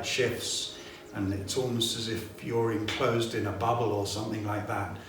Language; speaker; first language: English; native; English